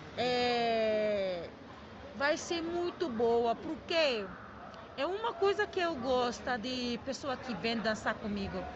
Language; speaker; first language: Portuguese; non-native, learner; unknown